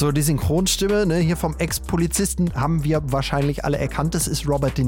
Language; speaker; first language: German; native; German